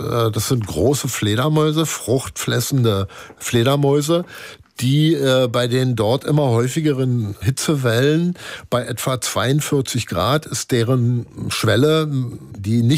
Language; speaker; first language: German; native; German